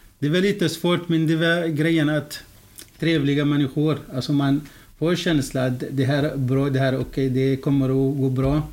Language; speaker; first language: Swedish; non-native, fluent; Arabic